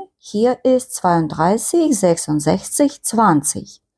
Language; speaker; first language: German; non-native, fluent; Ukrainian